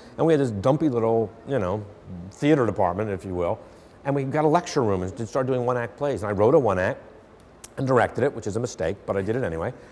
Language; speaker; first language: English; native; English